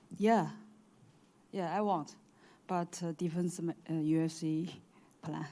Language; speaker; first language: English; non-native, learner; Chinese